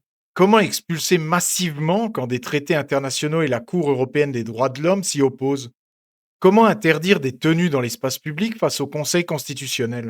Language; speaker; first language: French; native; French